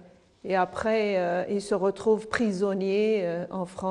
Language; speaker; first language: French; non-native, local second language; Arabic